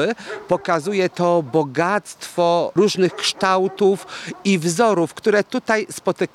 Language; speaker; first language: Polish; native; Polish